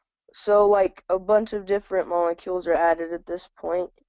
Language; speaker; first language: English; native; English